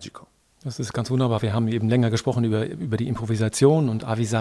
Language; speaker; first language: German; native; German